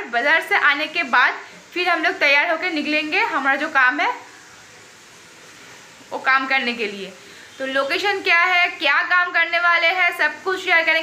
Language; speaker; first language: Hindi; non-native, local second language; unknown